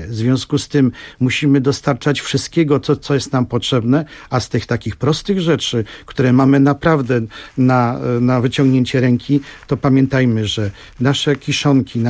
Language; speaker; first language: Polish; native; Polish